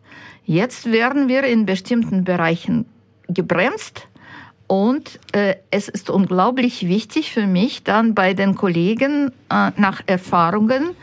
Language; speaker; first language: German; non-native, fluent; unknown